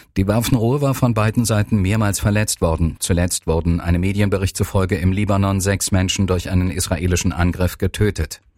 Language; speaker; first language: German; native; German